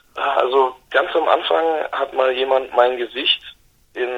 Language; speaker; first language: German; native; German